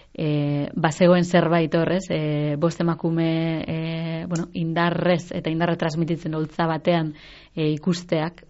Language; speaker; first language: Basque; native; Basque